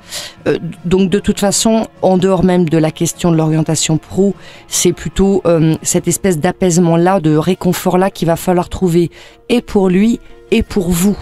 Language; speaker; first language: French; native; French